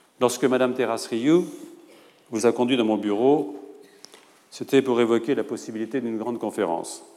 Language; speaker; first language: French; native; French